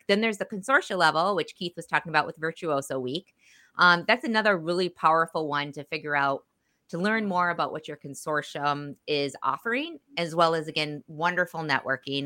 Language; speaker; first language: English; native; English